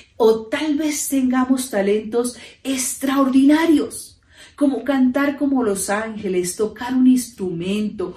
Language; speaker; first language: Spanish; native; Spanish